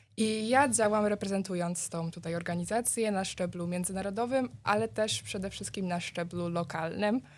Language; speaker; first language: Polish; native; Polish